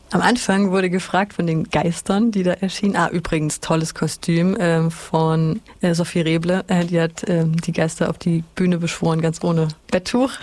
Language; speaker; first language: German; native; German